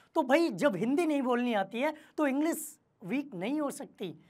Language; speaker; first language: Hindi; native; Hindi